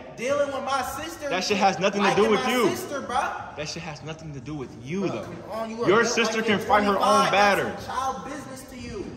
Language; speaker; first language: English; native; English